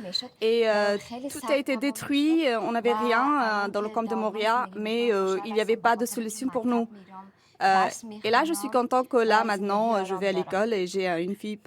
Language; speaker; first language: French; non-native, learner; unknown